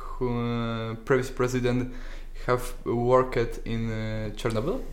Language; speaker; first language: English; non-native, learner; Polish